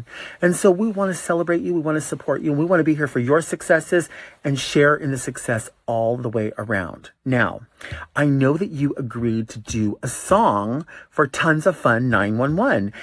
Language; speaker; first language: English; native; English